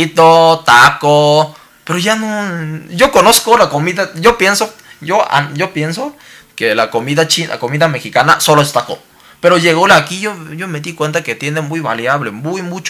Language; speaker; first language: Spanish; non-native, learner; Cantonese